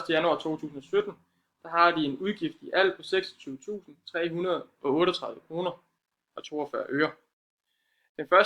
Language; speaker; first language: Danish; native; Danish